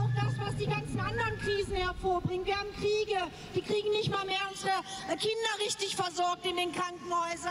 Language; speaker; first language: German; native; German